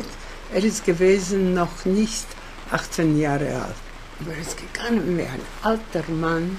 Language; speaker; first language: German; non-native, fluent; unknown